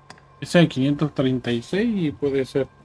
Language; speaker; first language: Spanish; native; Spanish